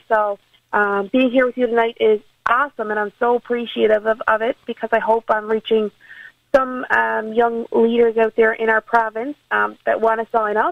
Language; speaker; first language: English; native; English